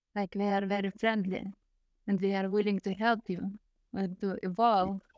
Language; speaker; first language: English; non-native, fluent; Lithuanian